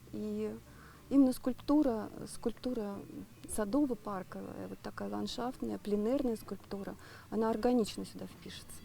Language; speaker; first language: Russian; native; Russian